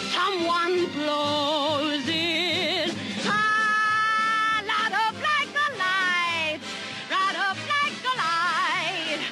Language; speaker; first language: English; non-native, local second language; Jamaican Creole English